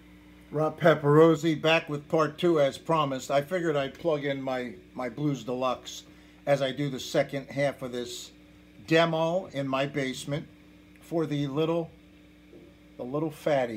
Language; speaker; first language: English; native; English